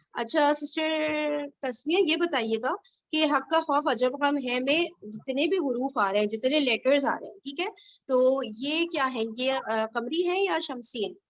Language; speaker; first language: Urdu; native; Urdu